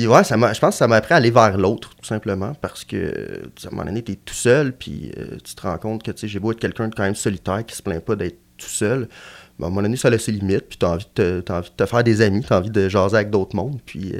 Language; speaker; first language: French; native; French